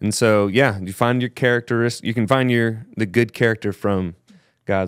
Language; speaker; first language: English; native; English